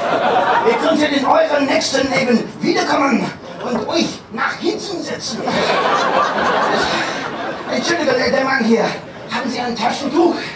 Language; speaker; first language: German; non-native, fluent; English